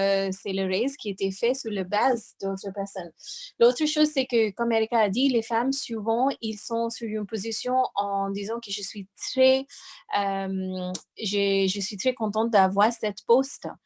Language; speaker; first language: French; non-native, fluent; English